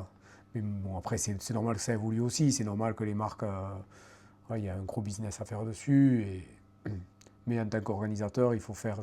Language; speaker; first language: French; native; French